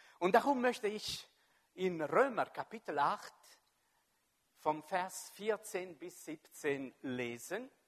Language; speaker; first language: German; non-native, local second language; Italian